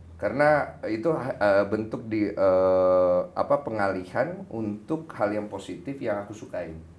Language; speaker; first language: Indonesian; native; Indonesian